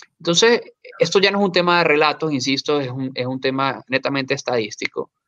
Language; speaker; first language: Spanish; native; Spanish